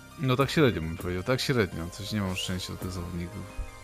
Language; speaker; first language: Polish; native; Polish